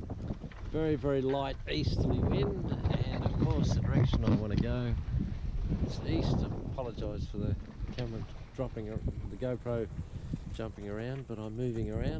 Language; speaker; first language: English; native; English